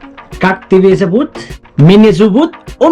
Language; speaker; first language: Russian; non-native, learner; Hindi